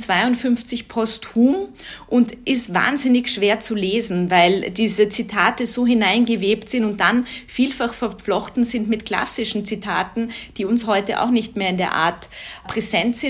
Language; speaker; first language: German; native; German